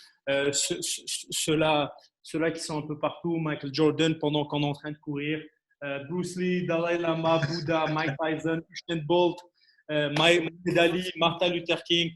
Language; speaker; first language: French; early bilingual, other home language; Arabic